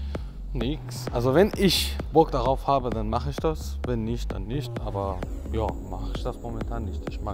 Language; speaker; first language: German; non-native, fluent; Arabic